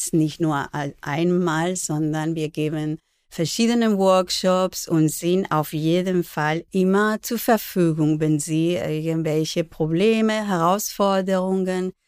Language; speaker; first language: German; non-native, fluent; Spanish